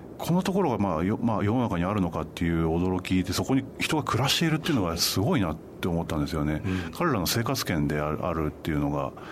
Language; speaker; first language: Japanese; native; Japanese